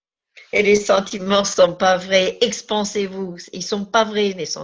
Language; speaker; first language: French; native; French